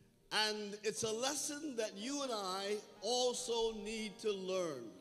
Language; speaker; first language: English; native; English